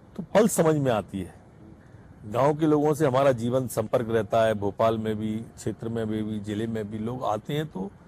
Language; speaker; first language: Hindi; native; Hindi